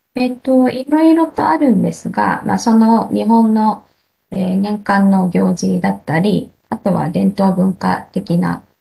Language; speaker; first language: Japanese; native; Japanese